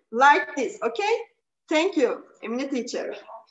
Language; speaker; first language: English; non-native, fluent; Turkish